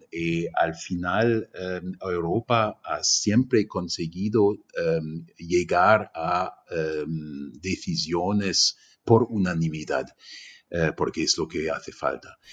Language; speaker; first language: Spanish; non-native, fluent; German